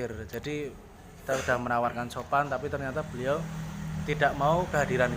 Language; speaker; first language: Indonesian; native; Indonesian